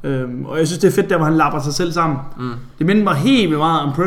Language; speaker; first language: Danish; native; Danish